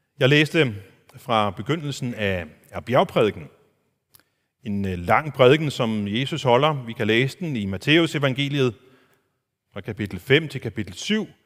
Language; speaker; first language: Danish; non-native, local second language; Faroese